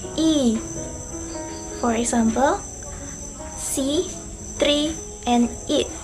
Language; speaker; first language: English; non-native, learner; Indonesian